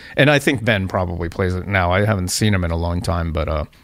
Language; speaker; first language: English; native; English